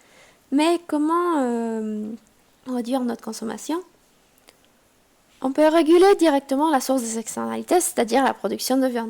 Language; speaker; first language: French; non-native, fluent; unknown